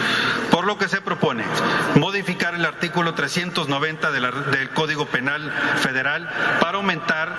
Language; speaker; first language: Spanish; native; Spanish